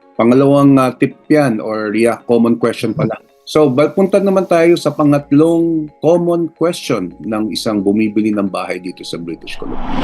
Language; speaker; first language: Filipino; native; Filipino